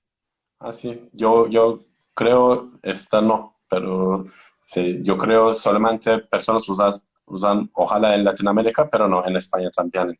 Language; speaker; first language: Spanish; non-native, learner; Turkish